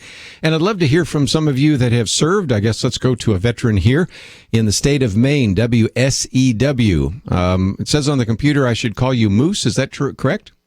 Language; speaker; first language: English; native; English